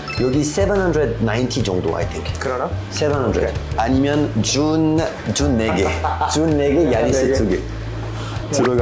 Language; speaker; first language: Korean; non-native, learner; French